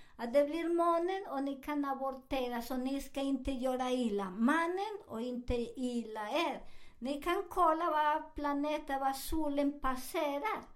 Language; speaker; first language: Swedish; non-native, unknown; Spanish